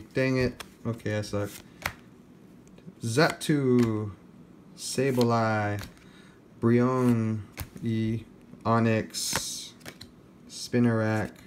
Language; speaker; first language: English; native; English